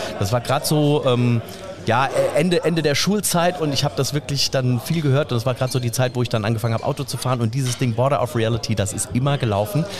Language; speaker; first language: German; native; German